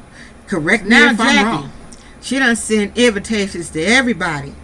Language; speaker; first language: English; native; English